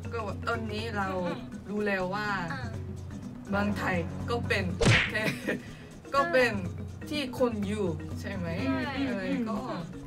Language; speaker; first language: Thai; non-native, learner; Korean